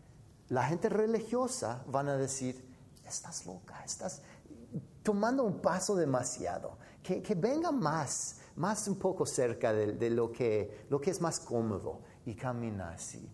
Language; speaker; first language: Spanish; non-native, fluent; English